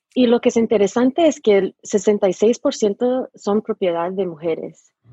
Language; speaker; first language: Spanish; early bilingual, heritage; Spanish